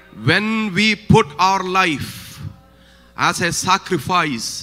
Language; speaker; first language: English; non-native, local second language; Malayalam